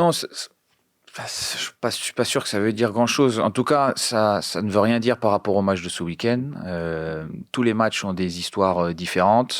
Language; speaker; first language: French; native; French